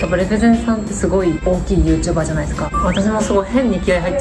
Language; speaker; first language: Japanese; native; Japanese